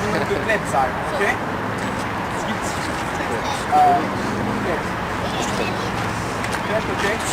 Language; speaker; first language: German; non-native, learner; French